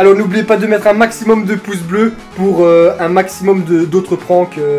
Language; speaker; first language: French; native; French